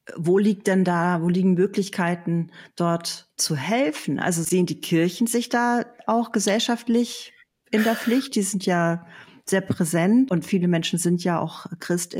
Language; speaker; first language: German; native; German